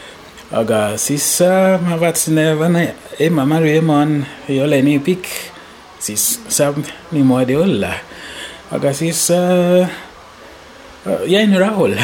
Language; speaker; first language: Estonian; non-native, learner; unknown